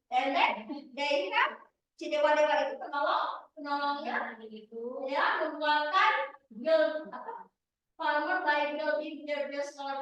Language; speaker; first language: English; non-native, learner; Indonesian